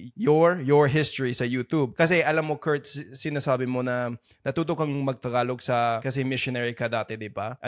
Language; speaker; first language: Filipino; non-native, fluent; English